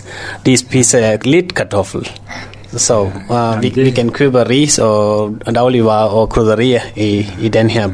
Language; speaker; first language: Danish; non-native, learner; Tamil